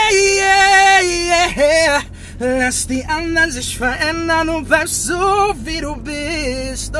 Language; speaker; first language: German; early bilingual, other home language; Bosnian